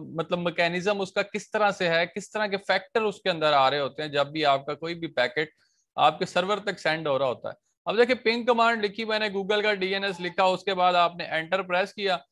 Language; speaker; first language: Urdu; non-native, local second language; Punjabi